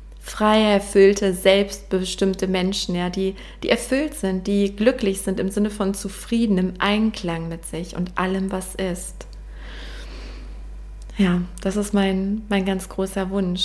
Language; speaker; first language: German; native; German